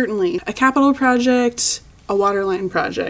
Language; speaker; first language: English; native; English